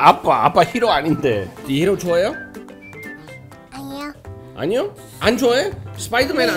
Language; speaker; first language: Korean; non-native, fluent; English